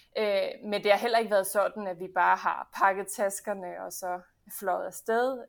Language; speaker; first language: Danish; early bilingual, heritage; Danish